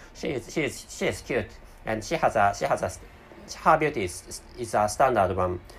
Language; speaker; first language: English; non-native, fluent; Japanese